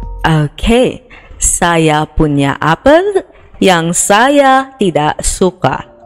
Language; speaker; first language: Indonesian; non-native, learner; Filipino